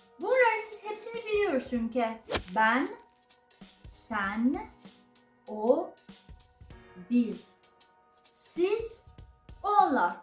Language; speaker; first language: Turkish; non-native, learner; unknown